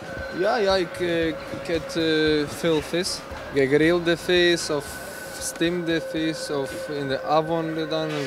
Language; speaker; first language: Dutch; non-native, learner; Ukrainian